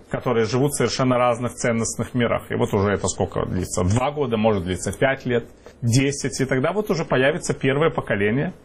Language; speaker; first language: Russian; native; Russian